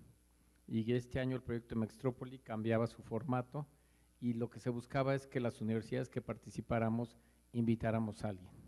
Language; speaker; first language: Spanish; native; Spanish